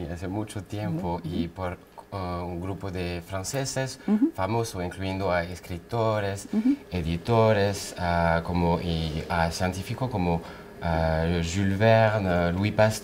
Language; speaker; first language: Spanish; non-native, fluent; French